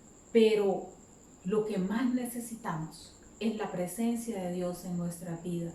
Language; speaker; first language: Spanish; native; Spanish